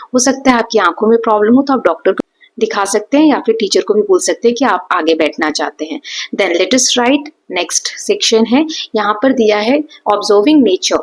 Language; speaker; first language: Hindi; native; Hindi